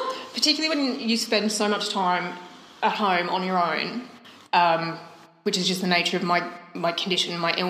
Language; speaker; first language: English; native; English